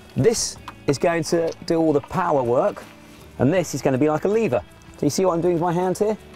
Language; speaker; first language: English; native; English